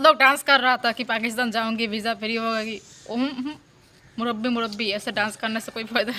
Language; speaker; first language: Hindi; non-native, learner; Bangla